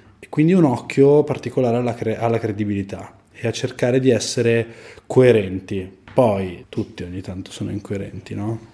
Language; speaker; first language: Italian; native; Italian